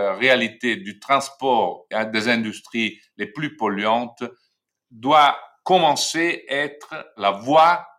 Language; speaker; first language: French; non-native, fluent; Italian